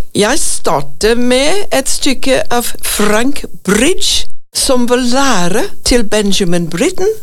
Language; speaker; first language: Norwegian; non-native, fluent; English